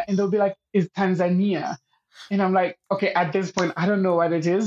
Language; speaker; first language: English; non-native, local second language; Swahili